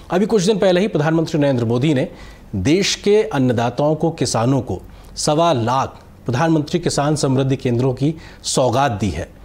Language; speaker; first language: Hindi; native; Hindi